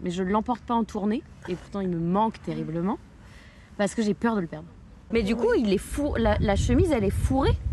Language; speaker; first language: French; native; French